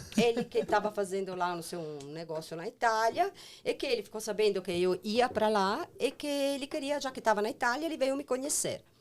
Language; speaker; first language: Portuguese; non-native, fluent; Italian